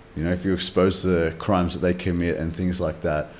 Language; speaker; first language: English; native; English